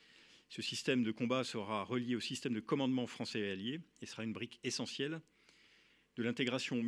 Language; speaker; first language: French; native; French